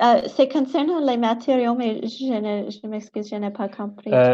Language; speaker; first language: French; non-native, local second language; English